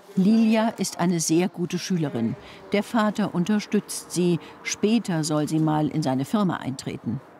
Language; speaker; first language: German; native; German